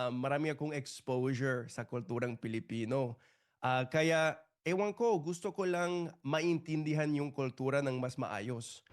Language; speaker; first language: Filipino; non-native, fluent; English